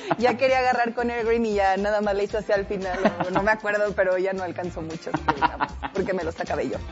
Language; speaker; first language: Spanish; native; Spanish